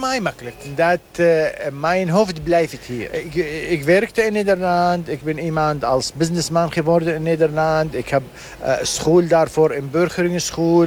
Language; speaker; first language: Dutch; non-native, learner; Arabic